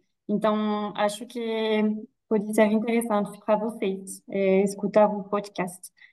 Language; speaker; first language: Portuguese; non-native, fluent; French